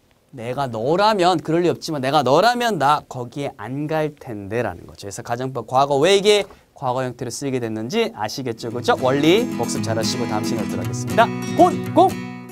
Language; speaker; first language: Korean; native; Korean